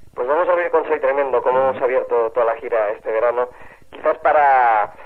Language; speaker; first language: Spanish; native; Spanish